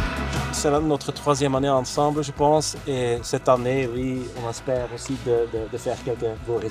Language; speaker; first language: French; non-native, local second language; Dutch